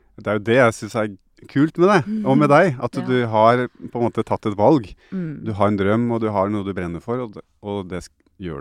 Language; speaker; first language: Norwegian; native; Norwegian